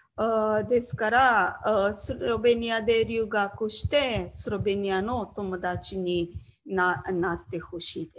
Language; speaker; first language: Japanese; non-native, learner; Slovenian